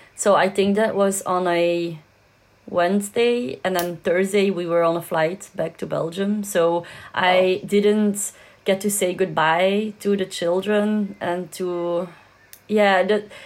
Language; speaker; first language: English; non-native, fluent; Dutch